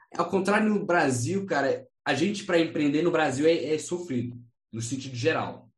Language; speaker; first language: Portuguese; non-native, fluent; English